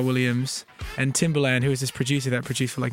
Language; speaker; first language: English; native; English